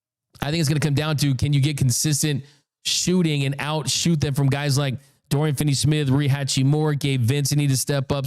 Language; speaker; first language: English; native; English